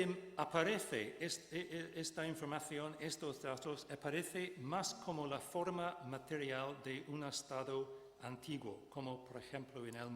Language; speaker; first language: Spanish; non-native, fluent; English